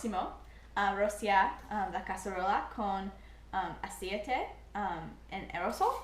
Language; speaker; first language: Spanish; non-native, learner; English